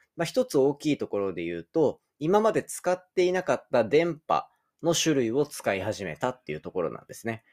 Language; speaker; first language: Japanese; native; Japanese